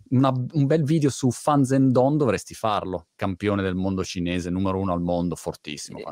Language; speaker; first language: Italian; native; Italian